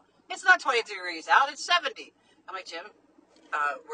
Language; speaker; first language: English; native; English